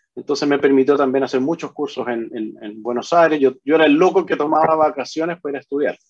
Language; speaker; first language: Spanish; native; Spanish